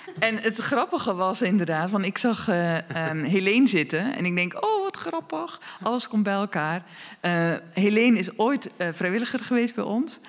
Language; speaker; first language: Dutch; native; Dutch